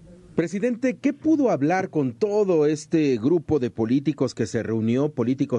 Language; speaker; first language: Spanish; native; Spanish